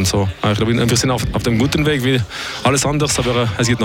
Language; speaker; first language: German; non-native, learner; French